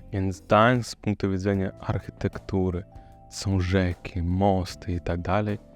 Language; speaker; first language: Polish; non-native, fluent; Russian